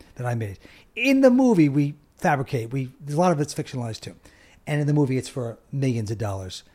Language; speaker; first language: English; native; English